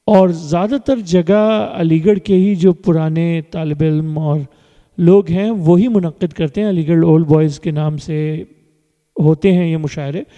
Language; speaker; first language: Urdu; early bilingual, heritage; Urdu